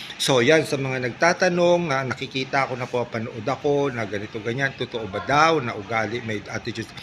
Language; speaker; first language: Filipino; non-native, local second language; Waray